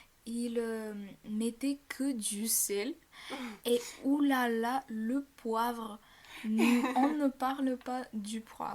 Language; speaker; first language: French; non-native, fluent; Bulgarian